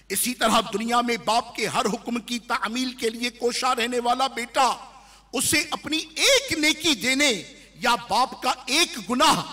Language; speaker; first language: Urdu; native; Urdu